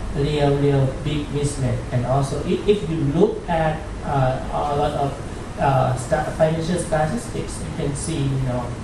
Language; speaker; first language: English; non-native, fluent; Thai